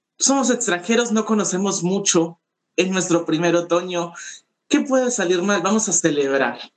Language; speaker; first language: Spanish; native; Spanish